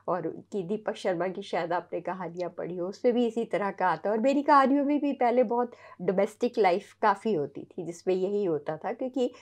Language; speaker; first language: Hindi; native; Hindi